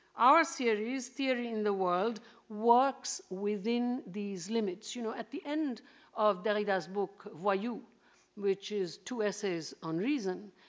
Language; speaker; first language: English; non-native, local second language; Bangla